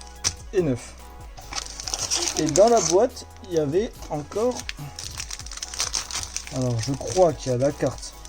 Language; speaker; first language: French; native; French